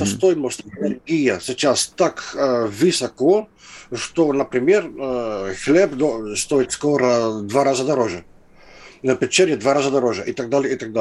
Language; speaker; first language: Russian; non-native, fluent; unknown